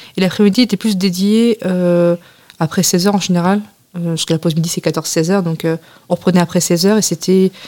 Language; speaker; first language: French; native; French